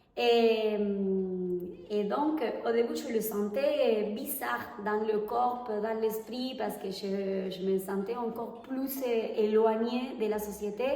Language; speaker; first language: French; non-native, fluent; Spanish